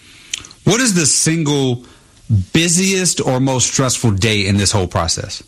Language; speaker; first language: English; native; English